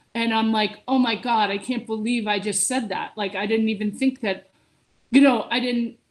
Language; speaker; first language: English; native; English